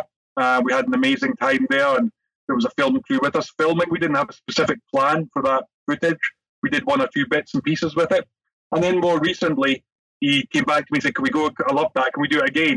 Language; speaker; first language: English; native; English